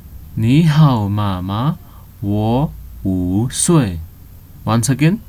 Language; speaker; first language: Chinese; non-native, fluent; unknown